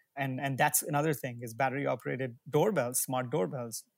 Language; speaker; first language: English; non-native, local second language; Hindi